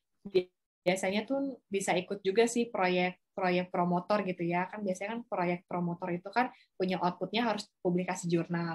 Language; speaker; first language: Indonesian; native; Indonesian